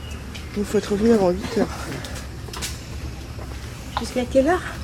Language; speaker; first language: French; native; French